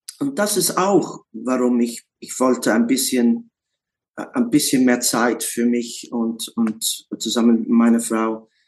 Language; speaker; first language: German; non-native, learner; English